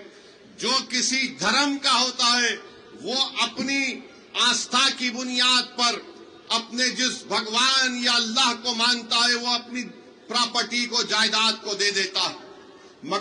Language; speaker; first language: Urdu; native; Urdu